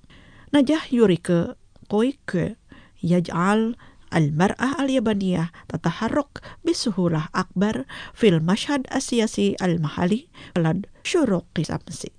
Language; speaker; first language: Arabic; non-native, fluent; Indonesian